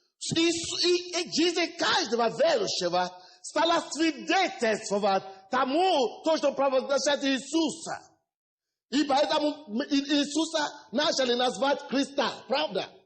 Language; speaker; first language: Russian; non-native, fluent; Yoruba